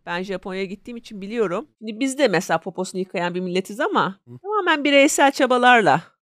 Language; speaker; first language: Turkish; native; Turkish